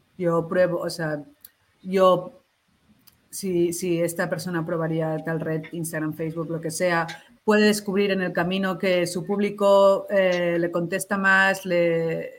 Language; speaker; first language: Spanish; native; Spanish